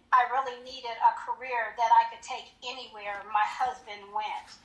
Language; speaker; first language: English; native; English